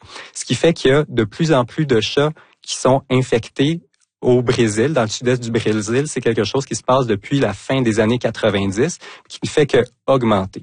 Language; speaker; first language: French; native; French